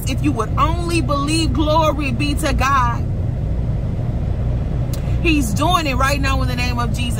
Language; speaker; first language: English; native; English